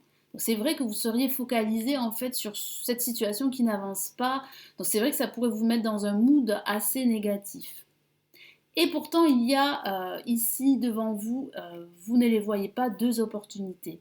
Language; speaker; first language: French; native; French